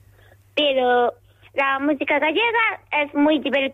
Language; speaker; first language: Spanish; non-native, learner; Japanese